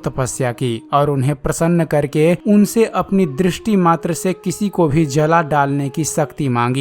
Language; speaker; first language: Hindi; native; Hindi